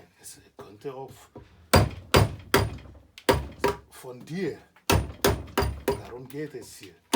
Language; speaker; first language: German; non-native, learner; Igbo